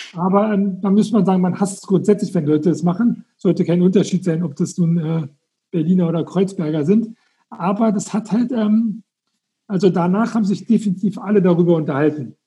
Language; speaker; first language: German; native; German